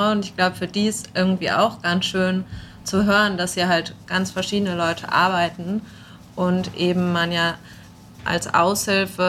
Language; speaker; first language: German; native; German